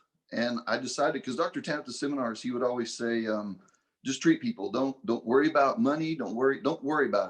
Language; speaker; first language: English; native; English